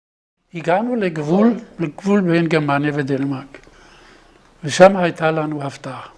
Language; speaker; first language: Hebrew; non-native, fluent; Danish